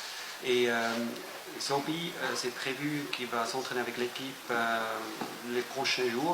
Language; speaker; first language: French; non-native, fluent; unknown